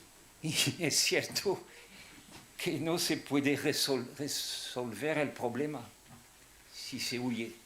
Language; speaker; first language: Spanish; non-native, fluent; French